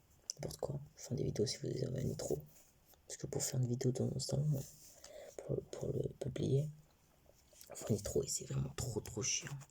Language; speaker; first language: French; native; French